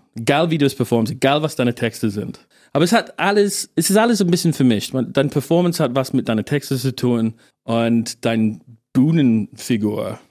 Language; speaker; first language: German; non-native, fluent; English